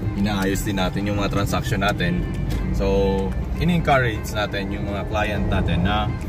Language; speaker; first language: Filipino; non-native, local second language; Bikol